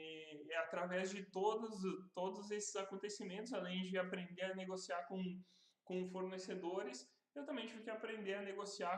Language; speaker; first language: Portuguese; native; Portuguese